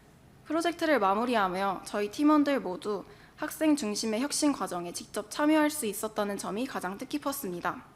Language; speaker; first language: Korean; native; Korean